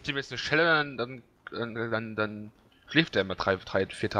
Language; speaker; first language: German; native; German